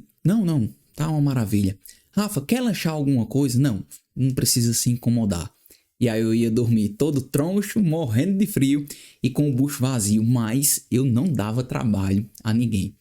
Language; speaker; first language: Portuguese; native; Portuguese